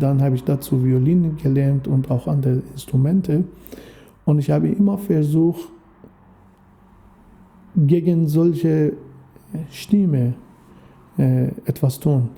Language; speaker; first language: German; non-native, fluent; Persian